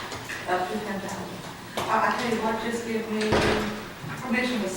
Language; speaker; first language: English; native; English